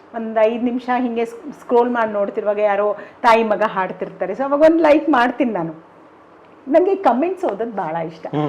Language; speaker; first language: Kannada; non-native, local second language; Konkani